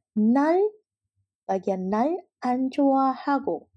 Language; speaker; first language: Korean; non-native, fluent; Indonesian